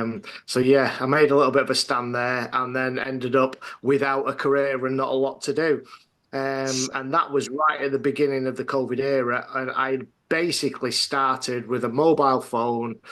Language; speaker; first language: English; native; English